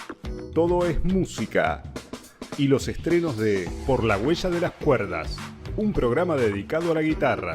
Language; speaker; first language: Spanish; native; Spanish